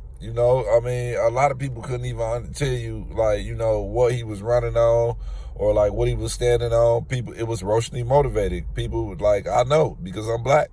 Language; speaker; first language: English; native; English